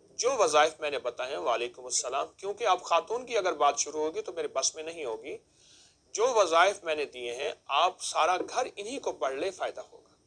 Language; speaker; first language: Urdu; native; Urdu